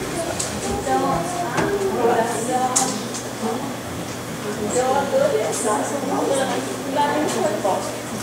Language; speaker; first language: Portuguese; non-native, fluent; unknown